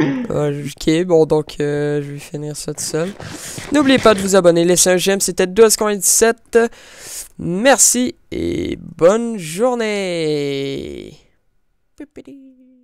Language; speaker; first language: French; native; French